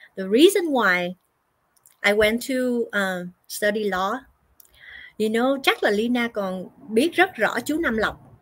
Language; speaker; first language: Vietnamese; native; Vietnamese